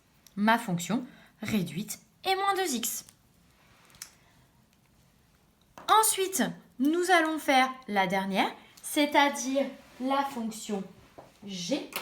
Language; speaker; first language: French; native; French